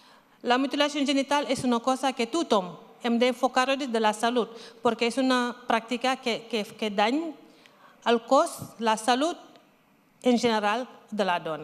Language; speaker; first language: Catalan; non-native, learner; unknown